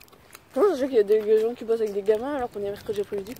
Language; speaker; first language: French; native; French